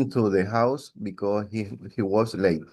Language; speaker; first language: English; non-native, learner; Spanish